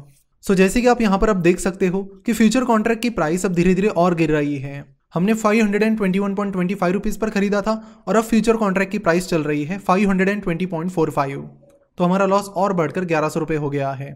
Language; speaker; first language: Hindi; non-native, local second language; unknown